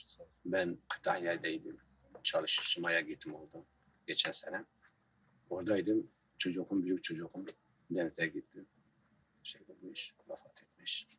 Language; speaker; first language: Turkish; non-native, local second language; Kurdish